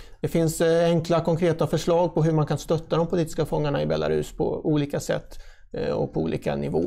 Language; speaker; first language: Swedish; native; Swedish